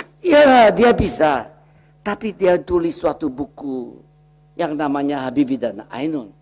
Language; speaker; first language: Indonesian; native; Indonesian